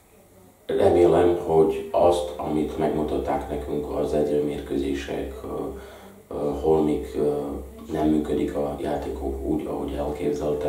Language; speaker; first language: Hungarian; non-native, fluent; Slovak